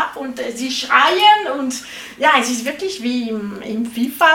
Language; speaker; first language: German; non-native, learner; French